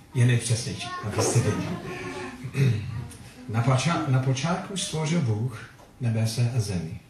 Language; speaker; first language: Czech; non-native, fluent; Filipino